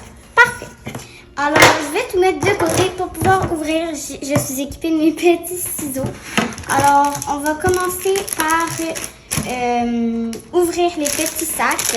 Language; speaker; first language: French; native; French